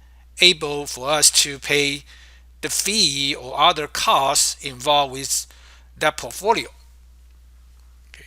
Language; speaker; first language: English; non-native, fluent; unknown